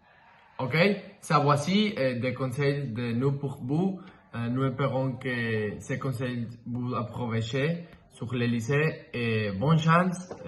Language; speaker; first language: French; non-native, learner; Spanish